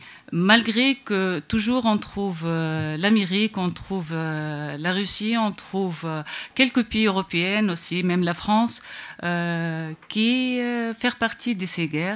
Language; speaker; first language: French; non-native, local second language; Arabic